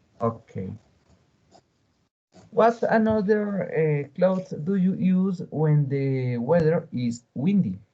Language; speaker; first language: English; non-native, learner; Spanish